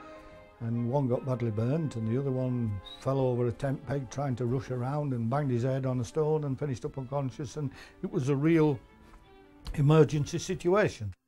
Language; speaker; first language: English; native; English